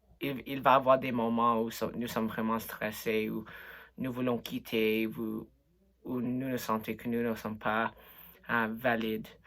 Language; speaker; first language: French; non-native, local second language; English